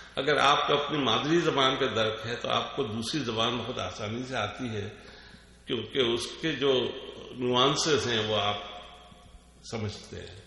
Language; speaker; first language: Urdu; native; Urdu